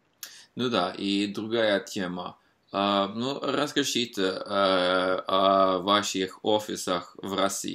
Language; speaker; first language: Russian; non-native, fluent; Norwegian